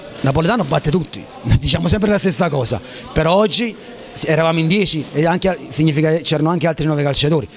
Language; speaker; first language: Italian; native; Italian